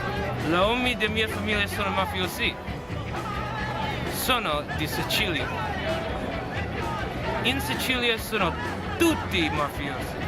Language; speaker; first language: Italian; non-native, learner; English